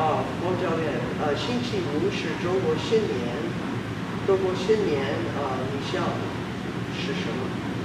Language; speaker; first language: Chinese; non-native, learner; English